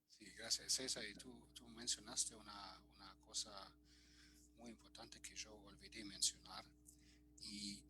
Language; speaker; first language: Spanish; non-native, fluent; German